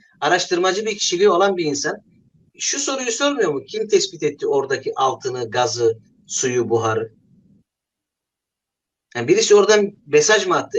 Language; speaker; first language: Turkish; native; Turkish